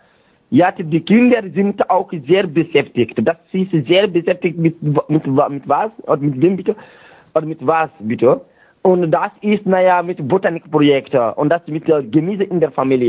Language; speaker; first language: German; non-native, fluent; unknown